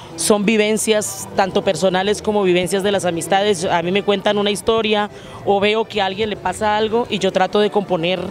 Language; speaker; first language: Spanish; native; Spanish